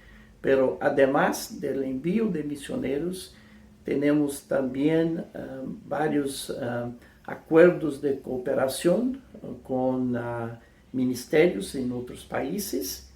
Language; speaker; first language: Spanish; non-native, fluent; English